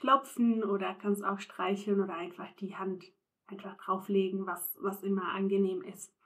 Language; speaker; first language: German; non-native, fluent; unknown